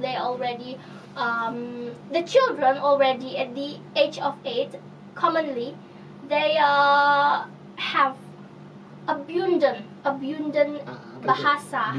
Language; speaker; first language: English; non-native, fluent; Indonesian